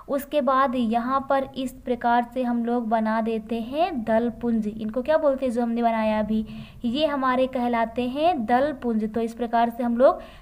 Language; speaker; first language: Hindi; native; Hindi